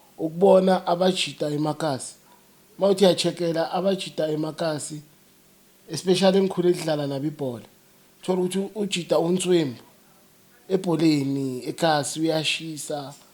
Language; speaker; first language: Zulu; native; Zulu